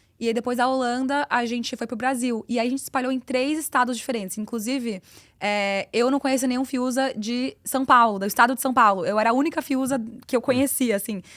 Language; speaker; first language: Portuguese; early bilingual, heritage; Portuguese